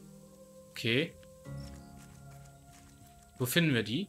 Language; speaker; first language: German; native; German